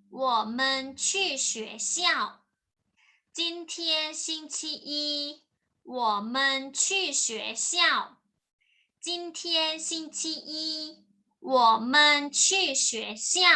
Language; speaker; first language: Chinese; non-native, fluent; Thai